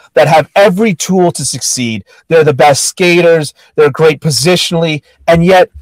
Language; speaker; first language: English; native; English